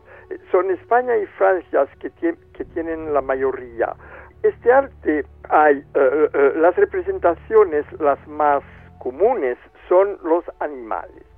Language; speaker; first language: Spanish; non-native, fluent; French